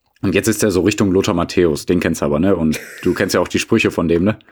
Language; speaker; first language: German; native; German